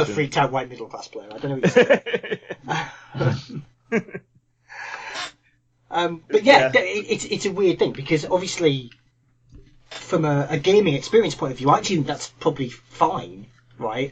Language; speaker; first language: English; native; English